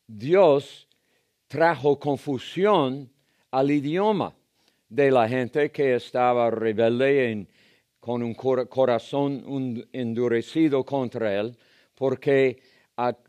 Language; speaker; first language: Spanish; non-native, fluent; English